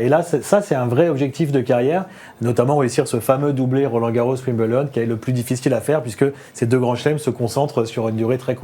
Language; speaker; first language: French; native; French